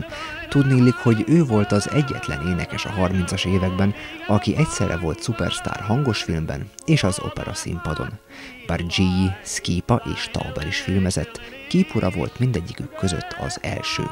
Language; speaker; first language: Hungarian; native; Hungarian